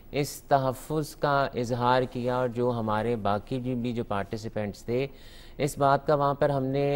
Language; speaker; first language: Urdu; native; Urdu